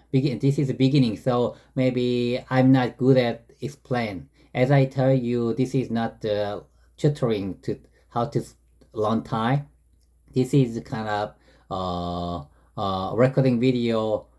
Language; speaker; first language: English; non-native, learner; Korean